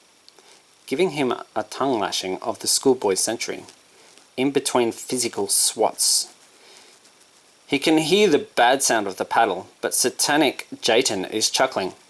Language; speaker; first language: English; native; English